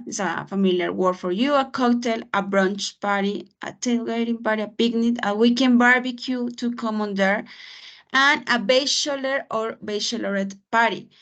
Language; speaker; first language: English; non-native, fluent; Spanish